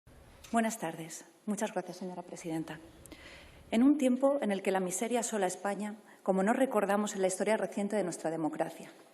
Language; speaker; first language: Spanish; native; Spanish